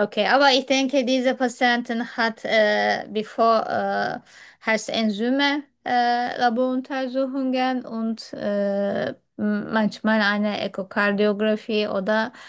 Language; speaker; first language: German; non-native, learner; Turkish